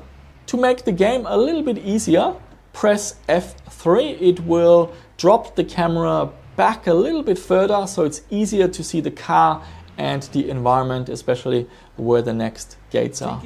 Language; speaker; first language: English; non-native, fluent; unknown